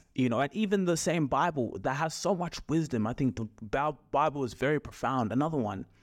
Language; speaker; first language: English; native; English